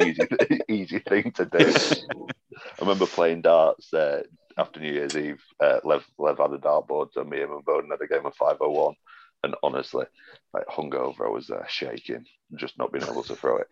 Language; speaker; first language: English; native; English